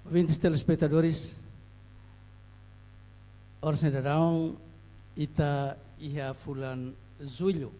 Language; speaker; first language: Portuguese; non-native, local second language; Tetum